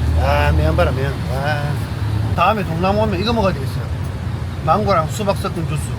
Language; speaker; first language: Korean; native; Korean